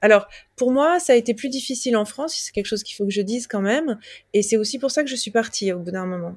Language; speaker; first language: French; native; French